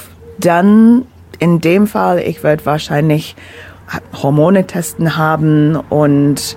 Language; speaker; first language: German; non-native, fluent; English